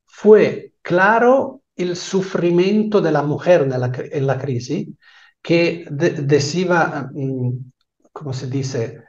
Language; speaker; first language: Spanish; non-native, fluent; Italian